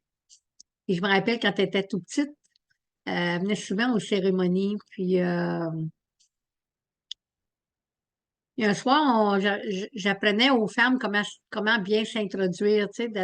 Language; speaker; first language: French; native; French